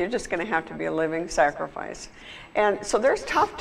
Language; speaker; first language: English; native; English